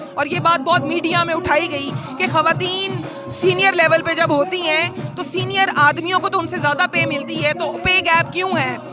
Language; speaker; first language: Urdu; early bilingual, heritage; Urdu